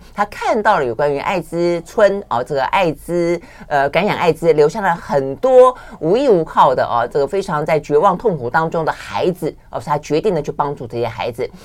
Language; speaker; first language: Chinese; native; Chinese